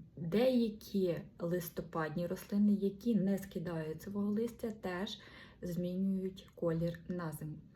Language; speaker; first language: Ukrainian; non-native, local second language; Russian